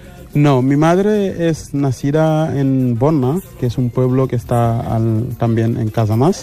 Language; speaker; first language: Spanish; non-native, fluent; Wolof